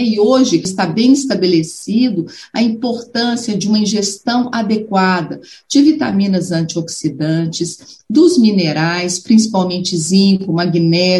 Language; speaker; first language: Portuguese; native; Portuguese